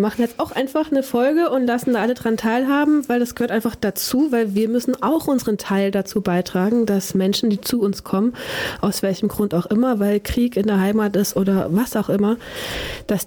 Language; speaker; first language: German; native; German